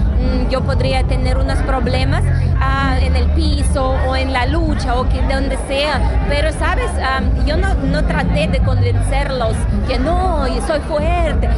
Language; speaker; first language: Spanish; non-native, learner; Russian